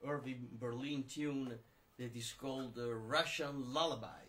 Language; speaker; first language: English; non-native, fluent; Italian